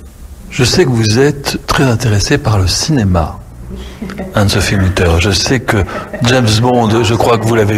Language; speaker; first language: French; native; French